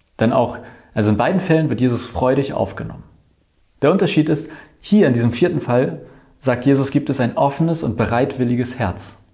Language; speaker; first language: German; native; German